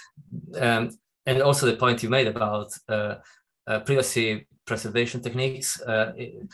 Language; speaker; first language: English; non-native, fluent; Italian